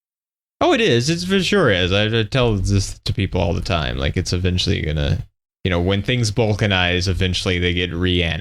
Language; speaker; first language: English; native; English